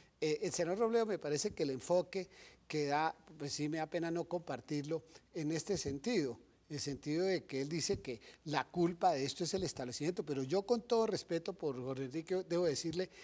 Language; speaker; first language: Spanish; native; Spanish